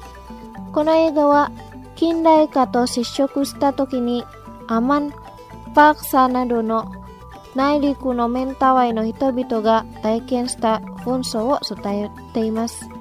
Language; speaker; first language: Japanese; non-native, fluent; Indonesian